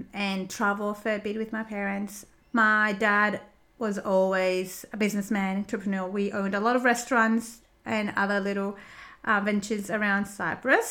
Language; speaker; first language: English; non-native, fluent; Greek